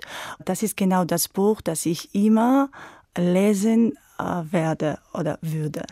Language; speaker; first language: German; non-native, fluent; Georgian